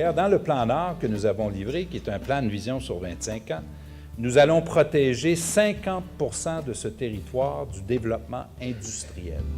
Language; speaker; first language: French; native; French